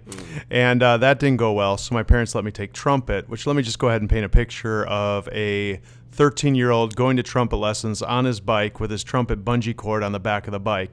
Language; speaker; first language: English; early bilingual, other home language; Dutch